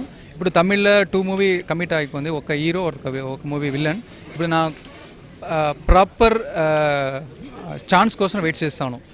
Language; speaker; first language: Telugu; non-native, learner; Kannada